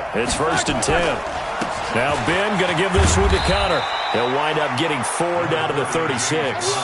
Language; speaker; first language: English; native; English